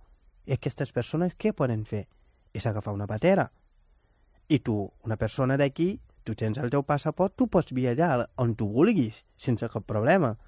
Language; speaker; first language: Catalan; non-native, fluent; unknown